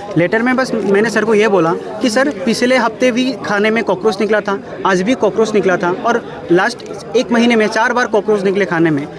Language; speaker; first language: Hindi; non-native, local second language; Assamese